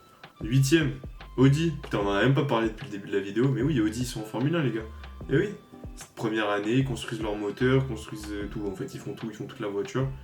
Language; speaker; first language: French; native; French